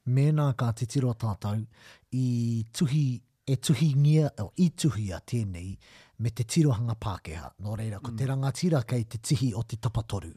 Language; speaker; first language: Māori; non-native, local second language; English